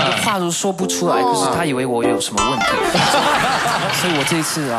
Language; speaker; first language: Chinese; early bilingual, heritage; Chinese